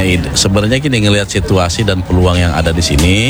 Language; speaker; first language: Indonesian; native; Indonesian